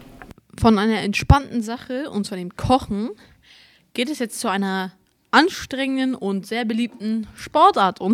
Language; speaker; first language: German; native; German